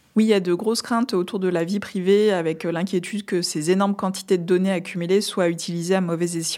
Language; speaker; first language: French; native; French